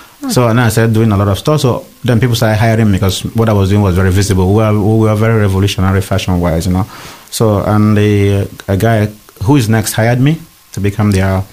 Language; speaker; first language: English; non-native, local second language; Igbo